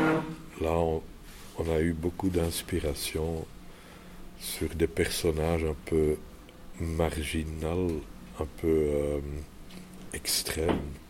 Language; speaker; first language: French; non-native, local second language; Dutch